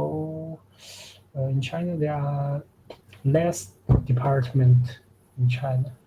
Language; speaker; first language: English; non-native, learner; Chinese